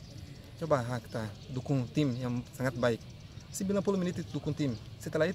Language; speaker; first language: Indonesian; non-native, fluent; Portuguese